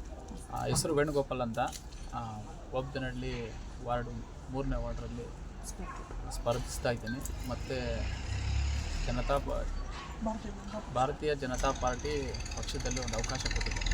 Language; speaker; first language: Kannada; native; Kannada